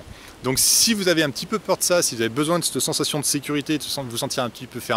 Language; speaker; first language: French; native; French